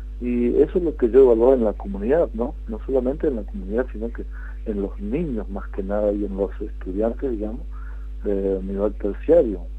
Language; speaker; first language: Spanish; non-native, local second language; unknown